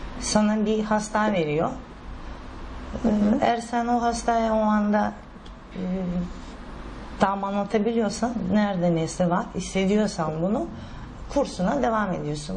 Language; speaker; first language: Turkish; non-native, fluent; Russian